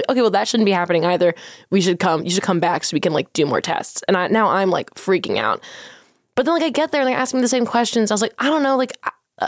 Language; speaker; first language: English; native; English